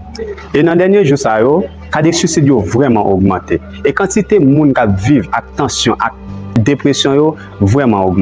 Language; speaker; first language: French; non-native, local second language; Haitian Creole